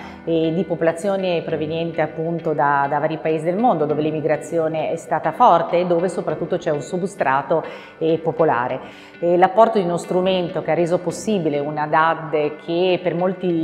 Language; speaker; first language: Italian; native; Italian